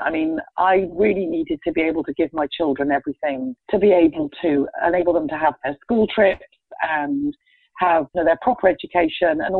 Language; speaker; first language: English; native; English